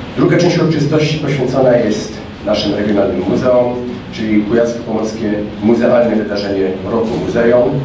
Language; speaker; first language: Polish; native; Polish